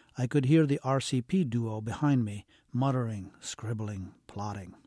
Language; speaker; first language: English; early bilingual, heritage; English